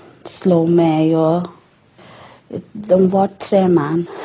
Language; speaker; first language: Swedish; non-native, learner; Persian